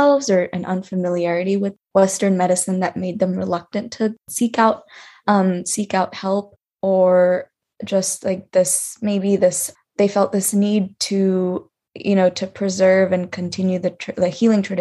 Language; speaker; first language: English; native; English